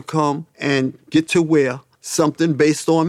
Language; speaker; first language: English; native; English